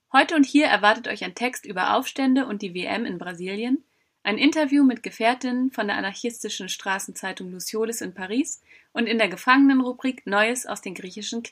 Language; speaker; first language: German; native; German